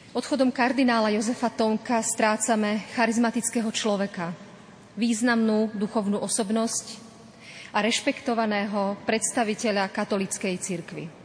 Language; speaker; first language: Slovak; native; Slovak